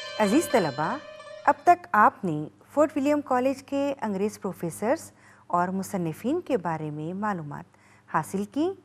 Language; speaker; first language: Urdu; native; Urdu